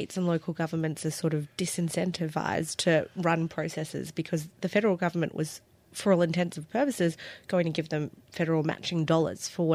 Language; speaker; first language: English; native; English